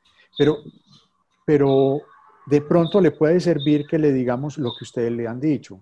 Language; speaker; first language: Spanish; native; Spanish